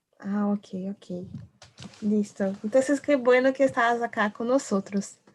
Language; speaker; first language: Spanish; non-native, learner; Portuguese